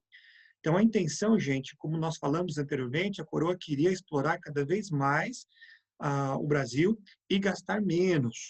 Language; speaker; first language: Portuguese; native; Portuguese